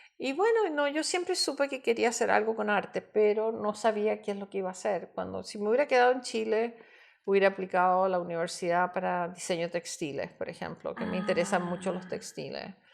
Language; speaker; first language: Spanish; native; Spanish